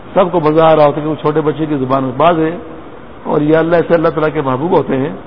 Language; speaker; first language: Urdu; non-native, local second language; Pashto